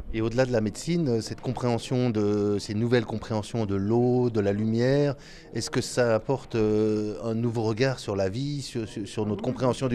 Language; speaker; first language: French; native; French